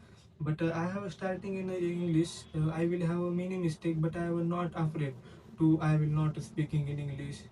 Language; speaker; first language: English; non-native, learner; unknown